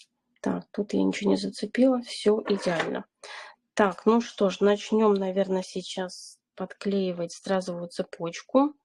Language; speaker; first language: Russian; native; Russian